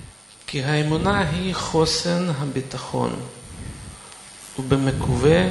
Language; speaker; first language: Hebrew; non-native, fluent; Russian